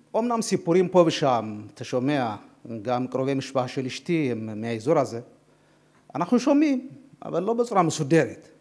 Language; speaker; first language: Hebrew; non-native, fluent; Amharic